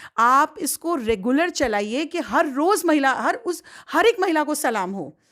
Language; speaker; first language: Hindi; native; Hindi